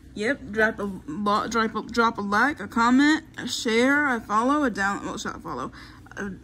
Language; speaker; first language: English; native; English